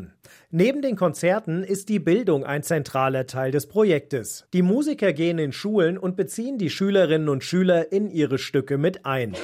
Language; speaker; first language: German; native; German